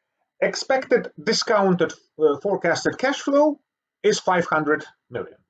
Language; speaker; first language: English; non-native, fluent; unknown